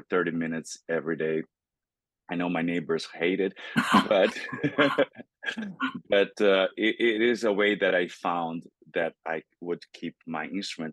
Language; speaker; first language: English; non-native, fluent; Portuguese